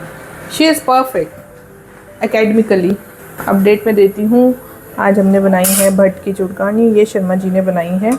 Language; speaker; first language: Hindi; native; Hindi